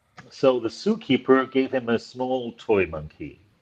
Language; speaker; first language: English; non-native, fluent; Spanish